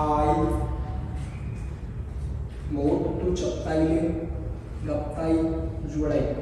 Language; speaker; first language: Vietnamese; non-native, learner; Hindi